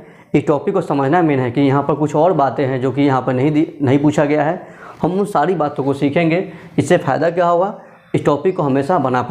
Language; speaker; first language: Hindi; native; Hindi